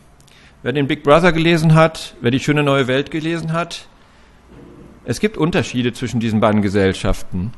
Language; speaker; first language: German; native; German